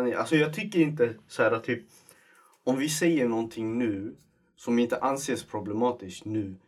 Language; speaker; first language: Swedish; early bilingual, other home language; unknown